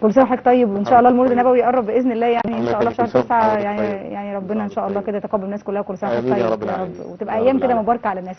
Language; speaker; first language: Arabic; native; Arabic